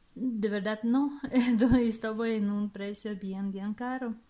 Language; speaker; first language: Spanish; non-native, fluent; Russian